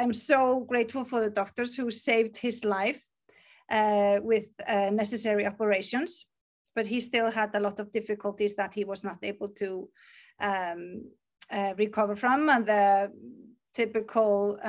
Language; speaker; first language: English; non-native, fluent; Icelandic